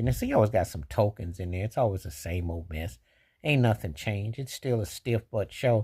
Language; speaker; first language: English; native; English